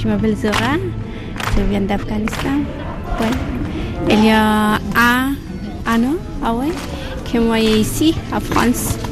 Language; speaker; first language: French; non-native, learner; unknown